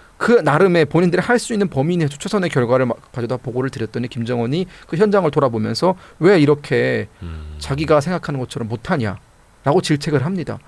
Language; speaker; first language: Korean; native; Korean